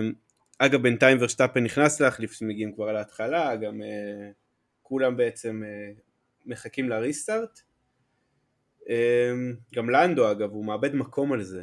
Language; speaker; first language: Hebrew; native; Hebrew